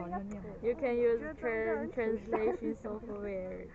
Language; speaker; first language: English; non-native, learner; Chinese